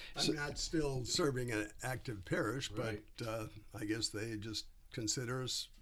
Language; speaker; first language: English; native; English